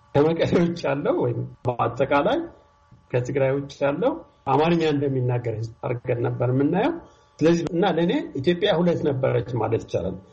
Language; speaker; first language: Amharic; non-native, local second language; Tigrinya